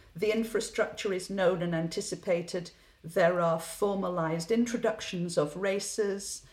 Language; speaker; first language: English; native; English